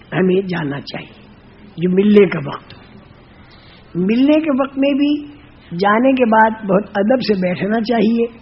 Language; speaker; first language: Urdu; non-native, local second language; Gujarati